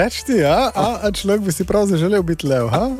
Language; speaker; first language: Slovenian; native; Slovenian